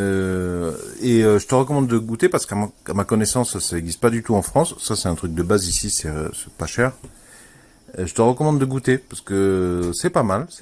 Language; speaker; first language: French; native; French